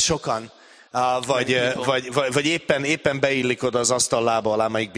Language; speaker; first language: Hungarian; native; Hungarian